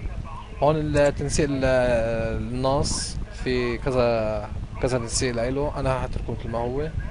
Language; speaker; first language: Arabic; native; Arabic